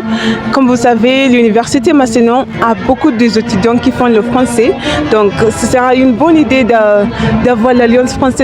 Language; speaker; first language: French; non-native, fluent; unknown